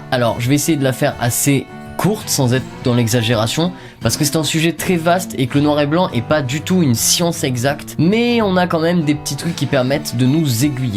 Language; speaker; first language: French; native; French